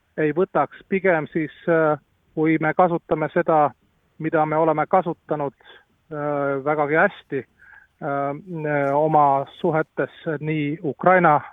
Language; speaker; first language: Estonian; non-native, fluent; Latvian